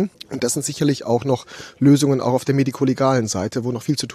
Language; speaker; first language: German; native; German